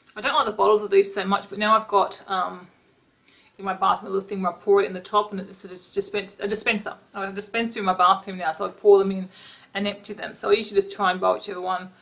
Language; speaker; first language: English; native; English